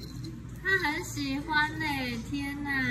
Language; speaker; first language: Chinese; native; Chinese